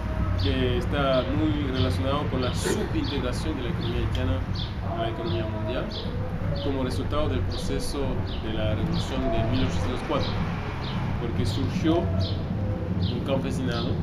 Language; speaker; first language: Spanish; non-native, fluent; Haitian Creole